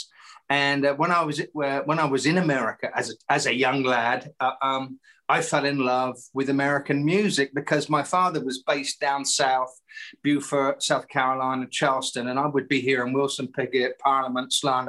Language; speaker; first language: English; native; English